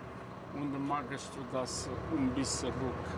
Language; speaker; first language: German; non-native, learner; Italian